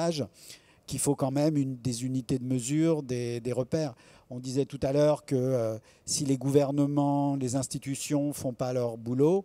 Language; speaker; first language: French; native; French